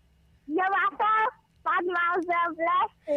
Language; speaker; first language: French; non-native, learner; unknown